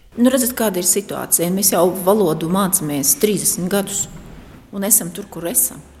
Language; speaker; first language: Latvian; non-native, local second language; Russian